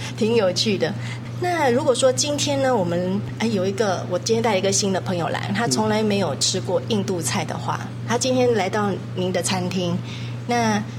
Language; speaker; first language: Chinese; native; Chinese